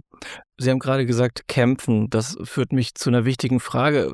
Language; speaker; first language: German; native; German